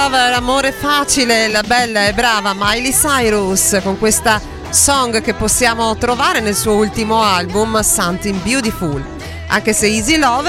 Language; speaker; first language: Italian; native; Italian